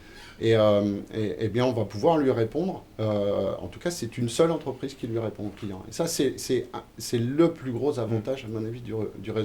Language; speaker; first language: French; native; French